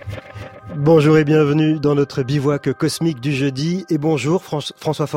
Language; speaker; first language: French; native; French